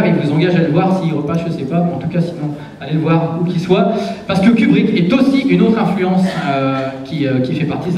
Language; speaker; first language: French; native; French